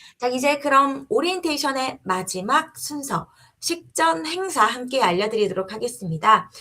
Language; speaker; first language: Korean; native; Korean